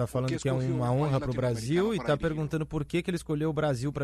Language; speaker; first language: Portuguese; native; Portuguese